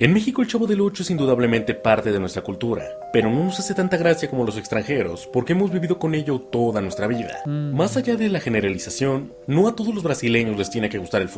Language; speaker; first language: Spanish; native; Spanish